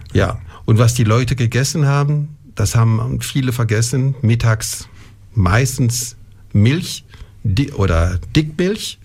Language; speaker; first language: German; non-native, local second language; French